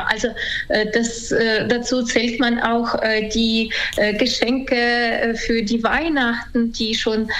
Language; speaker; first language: German; non-native, fluent; Ukrainian